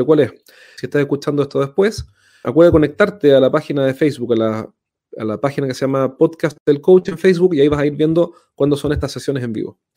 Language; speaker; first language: Spanish; native; Spanish